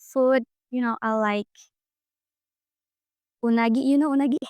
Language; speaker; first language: English; non-native, learner; Indonesian